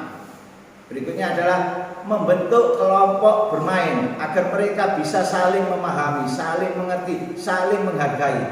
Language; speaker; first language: Indonesian; native; Indonesian